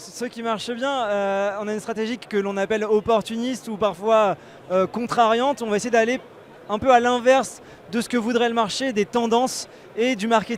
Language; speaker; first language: French; native; French